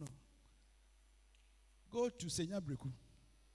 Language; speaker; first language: English; non-native, local second language; Akan